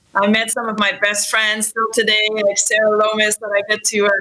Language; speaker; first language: English; non-native, fluent; French